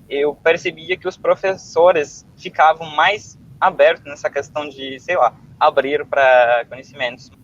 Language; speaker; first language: Portuguese; non-native, fluent; French